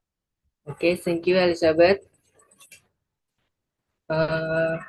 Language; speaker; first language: English; non-native, learner; Indonesian